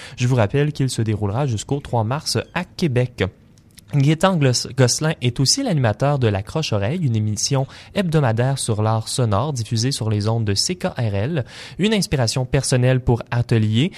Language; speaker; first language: French; native; French